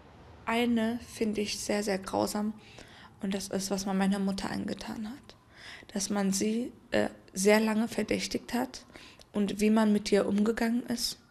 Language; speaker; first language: German; early bilingual, other home language; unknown